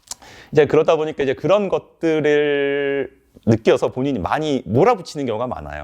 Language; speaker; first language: Korean; native; Korean